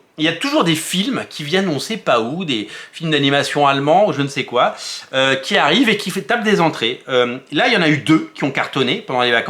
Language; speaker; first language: French; native; French